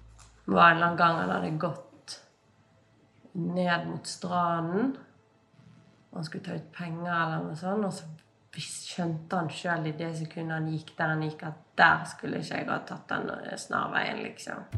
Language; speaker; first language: Norwegian; native; Norwegian